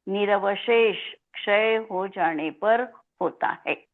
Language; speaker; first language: Hindi; non-native, local second language; Marathi